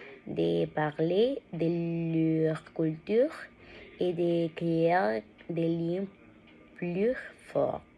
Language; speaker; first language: French; non-native, learner; Spanish